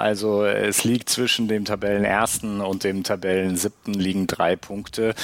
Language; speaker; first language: German; native; German